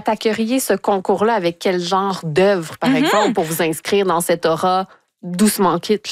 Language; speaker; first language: French; native; French